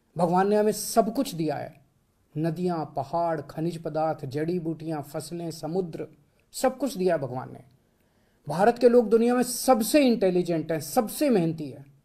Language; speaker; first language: Hindi; native; Hindi